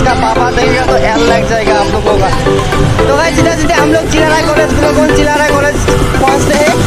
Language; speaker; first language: Hindi; non-native, local second language; Bangla